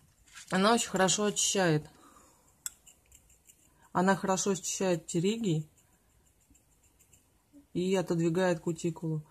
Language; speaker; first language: Russian; native; Russian